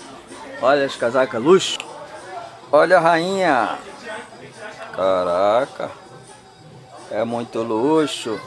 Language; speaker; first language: Portuguese; native; Portuguese